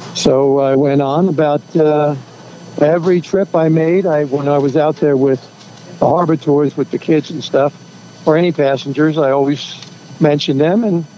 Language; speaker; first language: English; native; English